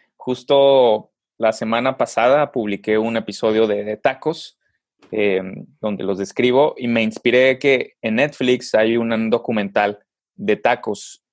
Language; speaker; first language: Spanish; native; Spanish